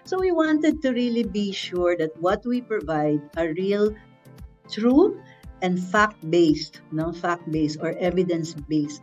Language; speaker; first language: English; non-native, local second language; Filipino